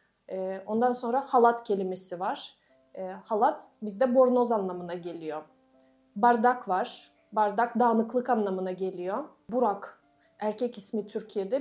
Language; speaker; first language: Turkish; non-native, fluent; Russian